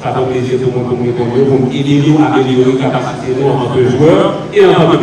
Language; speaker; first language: French; non-native, local second language; Haitian Creole